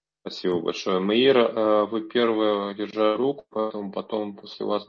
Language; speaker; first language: Russian; native; Russian